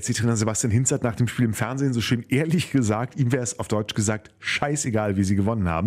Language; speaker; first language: German; native; German